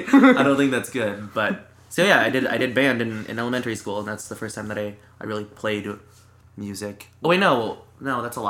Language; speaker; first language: English; native; English